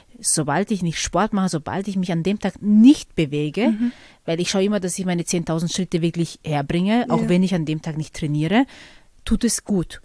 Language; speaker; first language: German; early bilingual, other home language; Turkish